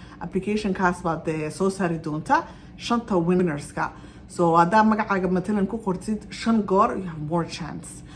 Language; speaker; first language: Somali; early bilingual, heritage; Somali